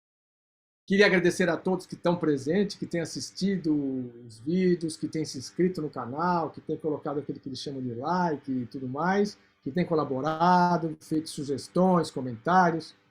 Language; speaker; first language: Portuguese; native; Portuguese